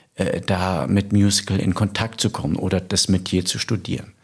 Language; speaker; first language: German; native; German